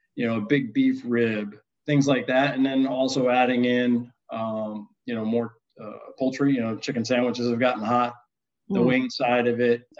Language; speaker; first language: English; native; English